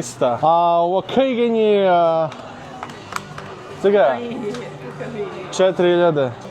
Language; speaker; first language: Chinese; non-native, learner; Serbian